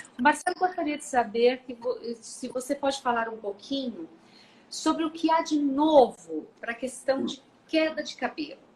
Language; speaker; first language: Portuguese; native; Portuguese